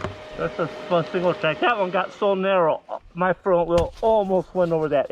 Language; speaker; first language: English; native; English